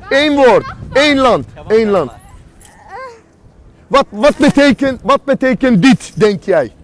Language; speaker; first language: Dutch; non-native, fluent; Azerbaijani